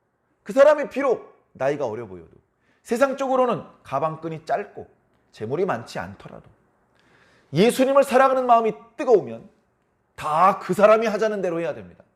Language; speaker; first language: Korean; native; Korean